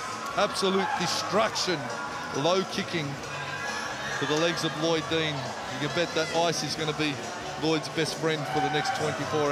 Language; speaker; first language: English; native; English